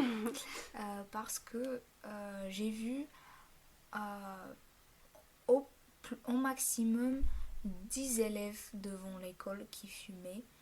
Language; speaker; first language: French; non-native, fluent; Bulgarian